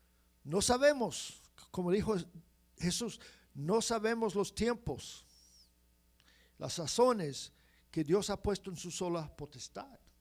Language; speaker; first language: Spanish; non-native, fluent; English